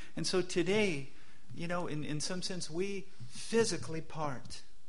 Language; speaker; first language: English; native; English